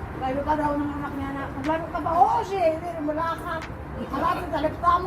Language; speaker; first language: Greek; non-native, learner; Filipino